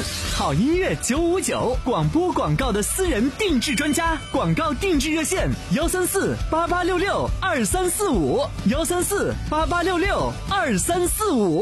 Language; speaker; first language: Chinese; native; Chinese